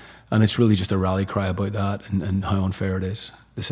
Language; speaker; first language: English; native; English